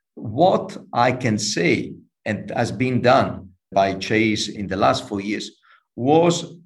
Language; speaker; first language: English; non-native, fluent; Italian